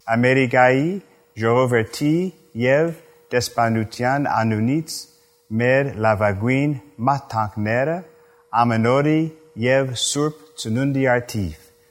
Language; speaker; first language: Armenian; non-native, learner; English